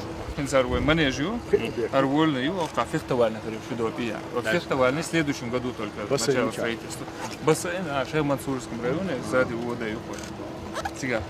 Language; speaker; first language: Russian; non-native, local second language; Chechen